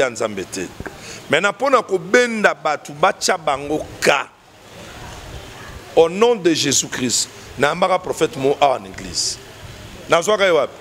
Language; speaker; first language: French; non-native, local second language; Lingala